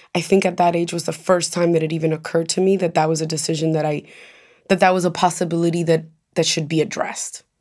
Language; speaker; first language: English; non-native, fluent; Spanish